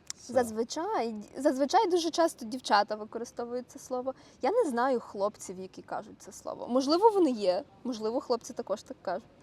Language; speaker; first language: Ukrainian; native; Ukrainian